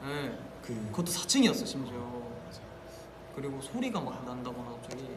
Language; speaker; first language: Korean; native; Korean